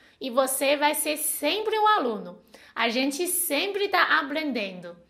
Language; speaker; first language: Portuguese; non-native, fluent; Chinese